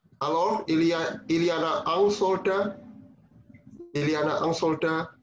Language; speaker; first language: French; non-native, learner; Indonesian